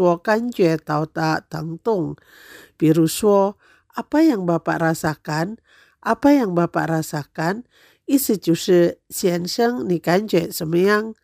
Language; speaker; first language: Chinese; non-native, fluent; Indonesian